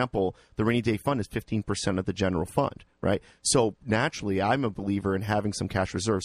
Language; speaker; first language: English; native; English